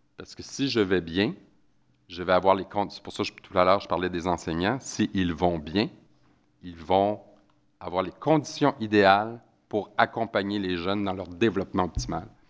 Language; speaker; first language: French; native; French